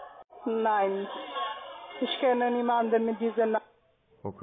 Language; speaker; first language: German; non-native, learner; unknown